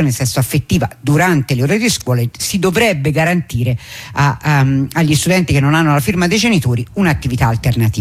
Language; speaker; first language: Italian; native; Italian